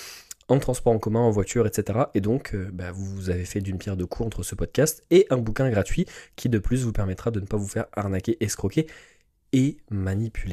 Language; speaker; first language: French; native; French